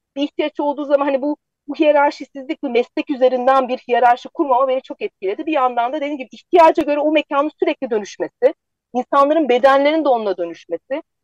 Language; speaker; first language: Turkish; native; Turkish